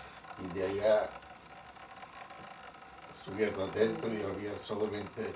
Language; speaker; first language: Spanish; non-native, fluent; Yiddish